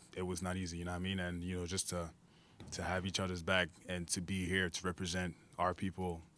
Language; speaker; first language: English; native; English